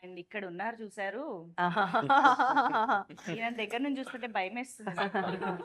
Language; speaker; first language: Telugu; native; Telugu